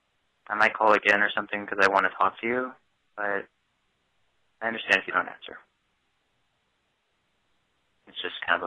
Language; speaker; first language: English; native; English